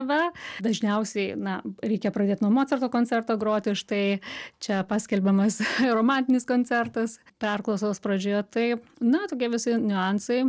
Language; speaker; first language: Lithuanian; native; Lithuanian